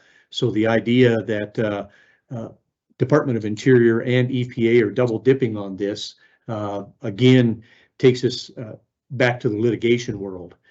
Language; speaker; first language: English; native; English